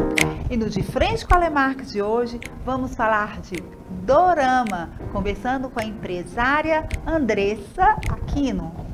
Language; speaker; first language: Portuguese; native; Portuguese